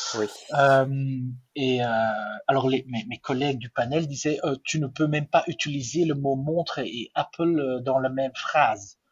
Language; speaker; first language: French; non-native, local second language; Dutch